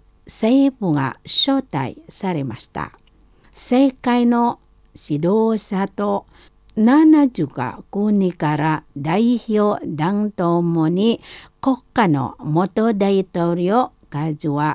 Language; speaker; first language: Japanese; non-native, learner; Indonesian